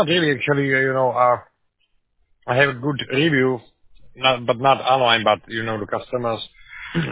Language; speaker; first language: English; non-native, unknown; Slovak